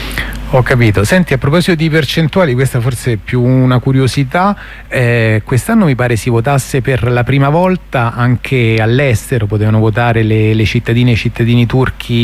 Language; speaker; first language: Italian; native; Italian